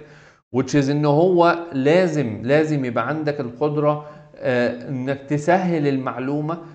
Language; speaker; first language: Arabic; native; Arabic